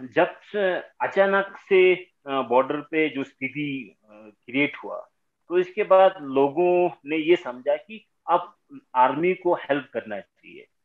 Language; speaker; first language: Hindi; native; Hindi